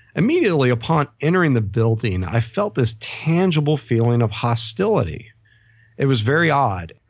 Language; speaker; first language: English; native; English